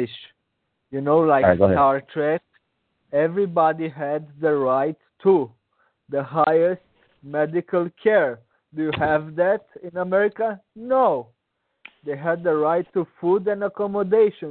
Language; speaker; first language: English; non-native, fluent; Romanian